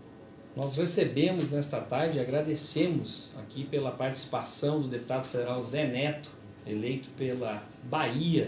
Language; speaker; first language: Portuguese; native; Portuguese